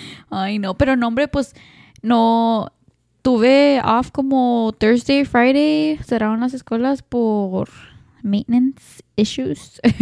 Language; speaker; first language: Spanish; early bilingual, heritage; Spanish